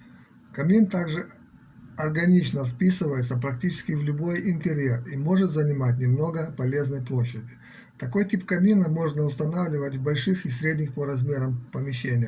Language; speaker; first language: Russian; native; Russian